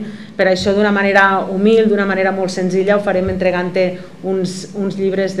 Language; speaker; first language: Catalan; native; Catalan